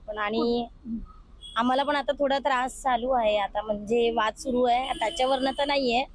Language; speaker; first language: Marathi; native; Marathi